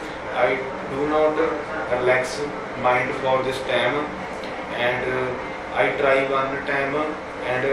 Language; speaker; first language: English; non-native, learner; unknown